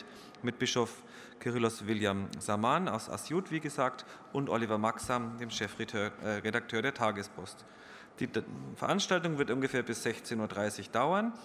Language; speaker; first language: German; native; German